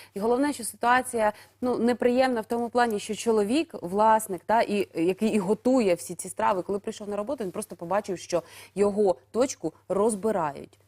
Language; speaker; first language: Ukrainian; native; Ukrainian